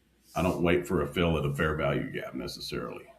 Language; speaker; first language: English; native; English